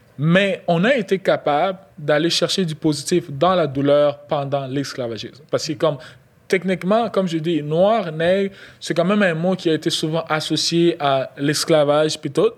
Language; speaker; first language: French; non-native, local second language; Lingala